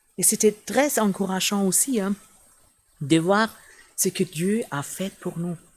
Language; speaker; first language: French; non-native, fluent; German